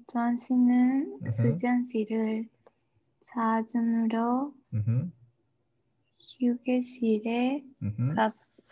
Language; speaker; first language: Korean; non-native, learner; Spanish